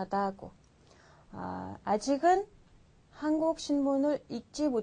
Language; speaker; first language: Korean; non-native, fluent; Mongolian